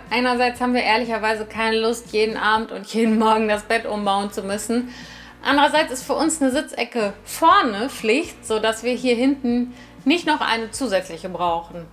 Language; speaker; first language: German; native; German